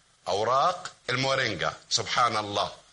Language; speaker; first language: Arabic; native; Arabic